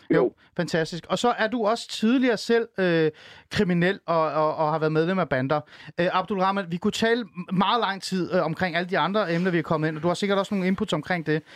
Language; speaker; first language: Danish; early bilingual, other home language; Persian